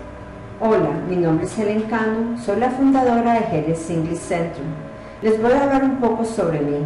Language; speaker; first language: Spanish; early bilingual, heritage; Spanish